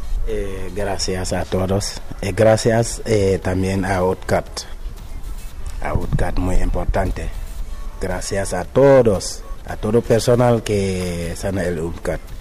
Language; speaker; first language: Spanish; non-native, learner; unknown